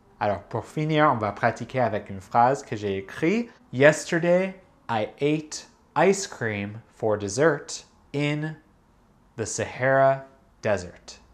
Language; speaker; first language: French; non-native, fluent; English